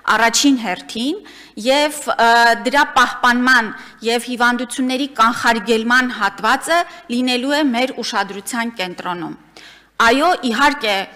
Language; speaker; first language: Armenian; native; Armenian